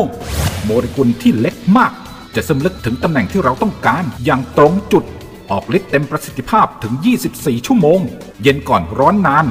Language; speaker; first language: Thai; native; Thai